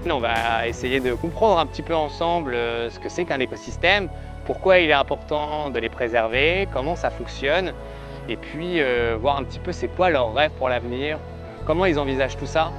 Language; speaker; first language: French; native; French